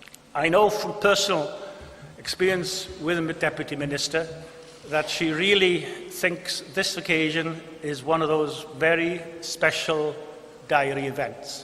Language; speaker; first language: English; non-native, local second language; Welsh